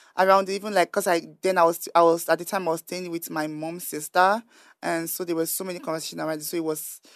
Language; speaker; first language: English; non-native, local second language; Yoruba